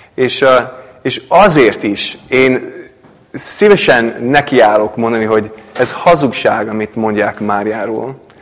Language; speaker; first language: Hungarian; non-native, fluent; English